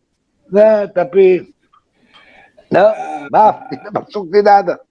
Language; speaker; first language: Indonesian; non-native, fluent; Hebrew